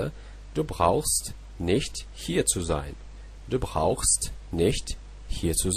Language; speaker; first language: German; non-native, fluent; Russian